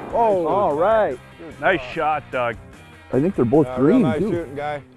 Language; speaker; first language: English; native; English